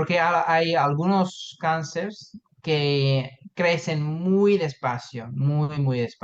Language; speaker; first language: Spanish; non-native, fluent; English